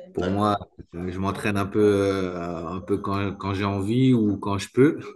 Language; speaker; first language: French; native; French